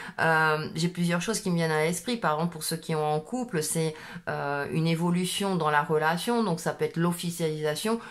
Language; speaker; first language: French; native; French